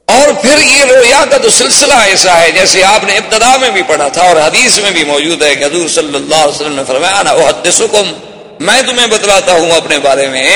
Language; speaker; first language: Urdu; native; Urdu